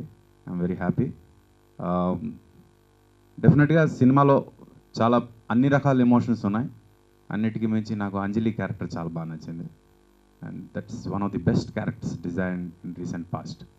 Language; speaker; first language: Telugu; native; Telugu